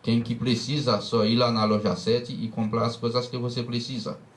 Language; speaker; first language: Portuguese; non-native, learner; Haitian Creole